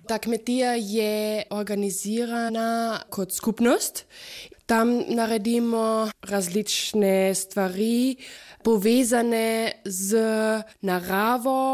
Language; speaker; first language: Slovenian; non-native, fluent; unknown